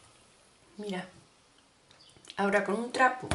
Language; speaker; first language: Spanish; native; Spanish